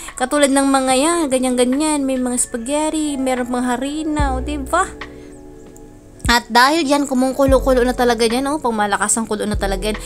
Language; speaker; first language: Filipino; non-native, local second language; Bikol